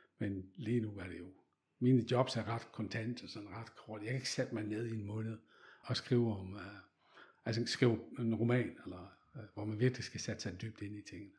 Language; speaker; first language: Danish; non-native, fluent; Dutch